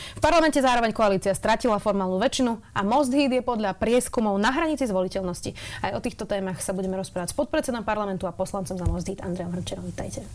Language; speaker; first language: Slovak; native; Slovak